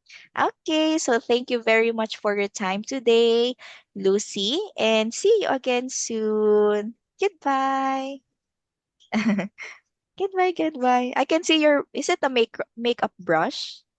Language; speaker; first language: English; non-native, local second language; Filipino